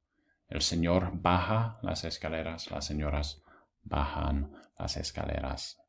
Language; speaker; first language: Spanish; non-native, fluent; English